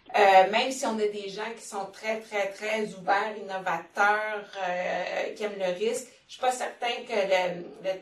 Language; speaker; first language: French; native; French